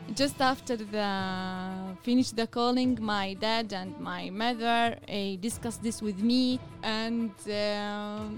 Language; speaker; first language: English; non-native, learner; Arabic